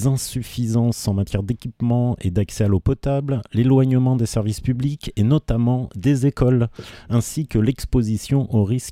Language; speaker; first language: French; native; French